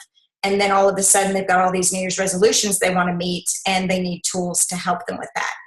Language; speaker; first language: English; native; English